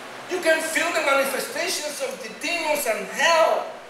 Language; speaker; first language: English; non-native, fluent; Spanish